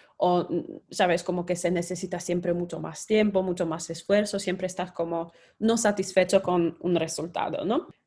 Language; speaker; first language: Spanish; non-native, fluent; Polish